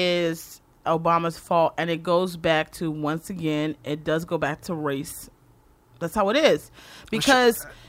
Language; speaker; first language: English; native; English